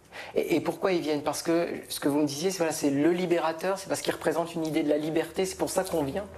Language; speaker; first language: French; native; French